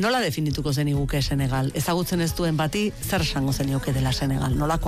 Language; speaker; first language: Basque; native; Basque